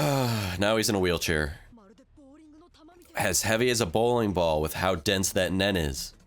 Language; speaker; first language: English; native; English